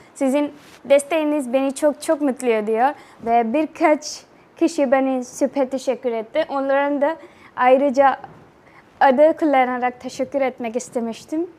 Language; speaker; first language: Turkish; non-native, learner; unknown